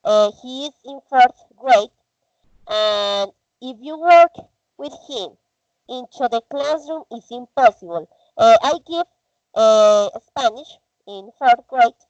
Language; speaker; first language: English; non-native, learner; Spanish